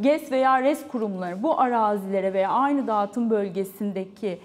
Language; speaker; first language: Turkish; native; Turkish